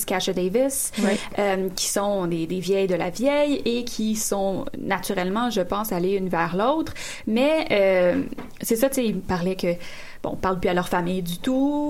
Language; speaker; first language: French; native; French